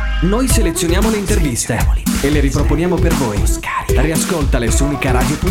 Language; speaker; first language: Italian; native; Italian